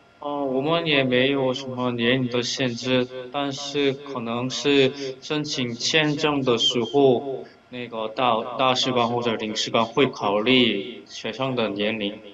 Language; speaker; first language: Chinese; non-native, fluent; Korean